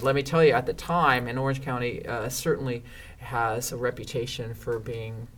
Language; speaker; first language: English; native; English